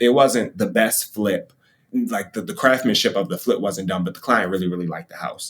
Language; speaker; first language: English; native; English